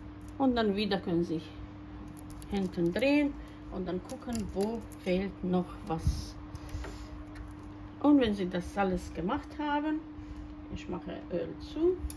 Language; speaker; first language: German; non-native, fluent; Croatian